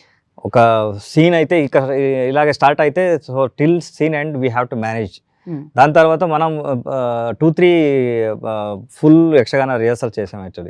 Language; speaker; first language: Telugu; non-native, learner; Kannada